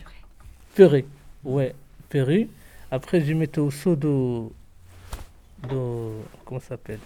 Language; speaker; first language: French; non-native, learner; Arabic